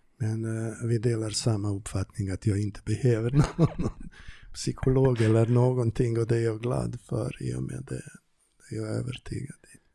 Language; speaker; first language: Swedish; non-native, fluent; Serbian